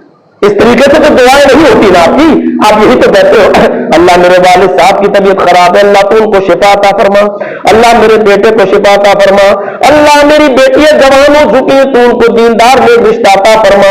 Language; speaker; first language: Urdu; native; Urdu